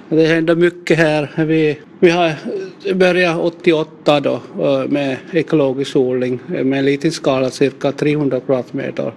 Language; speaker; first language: Swedish; non-native, local second language; Finnish